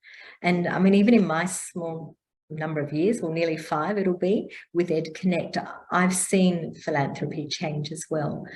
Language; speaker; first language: English; native; English